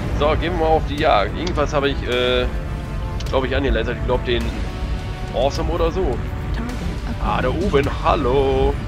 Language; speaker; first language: German; native; German